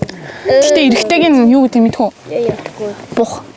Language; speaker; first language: Mongolian; native; Mongolian